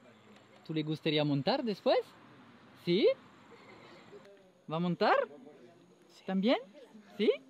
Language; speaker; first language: Spanish; non-native, learner; French